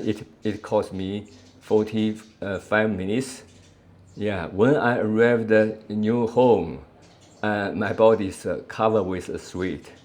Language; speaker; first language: English; non-native, learner; Chinese